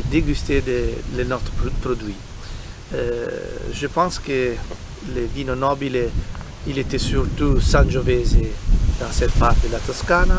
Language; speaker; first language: French; non-native, learner; Italian